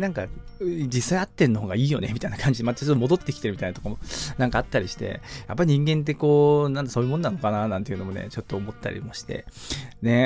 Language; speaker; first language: Japanese; native; Japanese